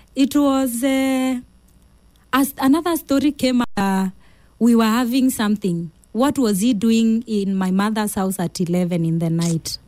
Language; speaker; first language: English; non-native, local second language; Kamba